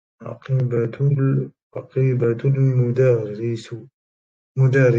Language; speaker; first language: Arabic; non-native, learner; French